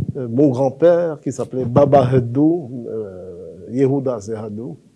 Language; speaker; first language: French; non-native, local second language; Arabic